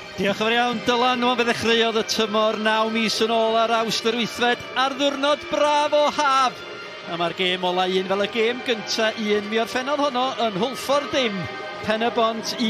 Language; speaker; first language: Welsh; native; Welsh